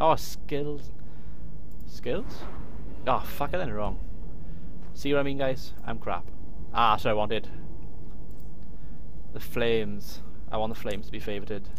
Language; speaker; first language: English; native; English